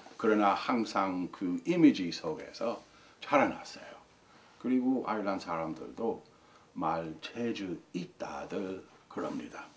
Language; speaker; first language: Korean; non-native, fluent; English